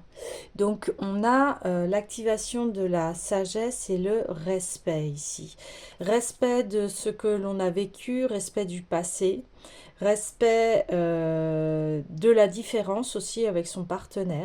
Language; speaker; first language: French; native; French